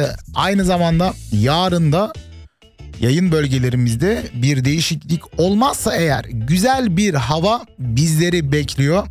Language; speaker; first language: Turkish; native; Turkish